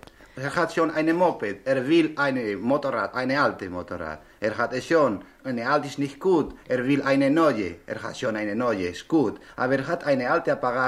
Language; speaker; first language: German; non-native, learner; Spanish